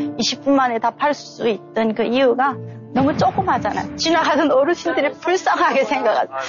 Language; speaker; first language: Korean; native; Korean